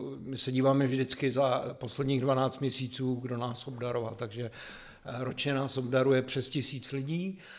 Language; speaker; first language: Czech; native; Czech